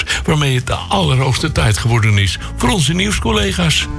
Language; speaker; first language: Dutch; native; Dutch